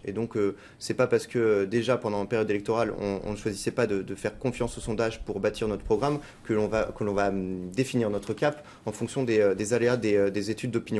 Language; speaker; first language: French; native; French